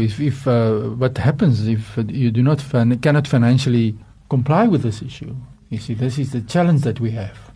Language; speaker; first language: English; non-native, local second language; Afrikaans